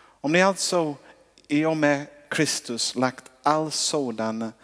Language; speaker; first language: Swedish; non-native, fluent; English